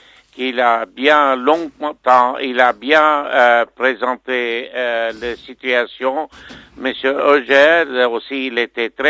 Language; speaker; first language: French; non-native, fluent; Armenian